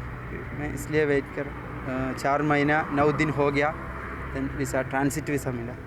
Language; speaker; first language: Hindi; non-native, local second language; Malayalam